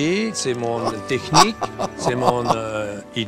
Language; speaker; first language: French; non-native, learner; Dutch